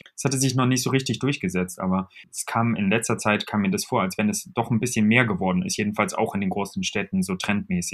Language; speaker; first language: German; native; German